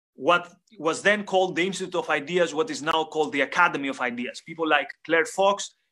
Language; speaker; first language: English; non-native, fluent; Greek